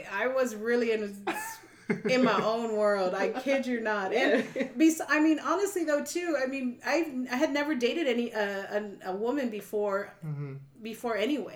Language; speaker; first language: English; native; English